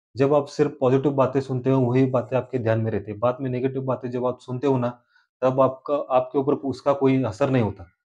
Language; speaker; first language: Hindi; non-native, local second language; Marathi